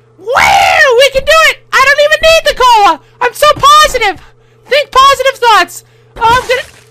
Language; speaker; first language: English; native; English